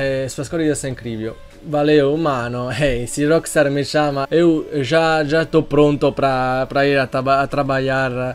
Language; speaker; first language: Portuguese; non-native, learner; Italian